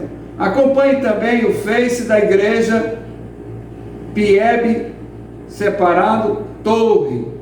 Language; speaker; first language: Portuguese; native; Portuguese